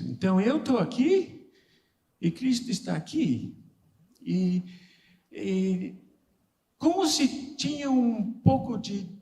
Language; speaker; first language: Portuguese; non-native, fluent; English